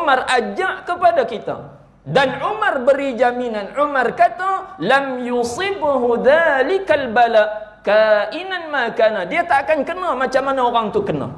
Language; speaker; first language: Malay; native; Malay